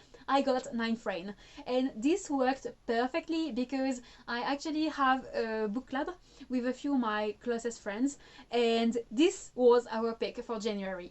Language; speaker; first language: English; non-native, fluent; French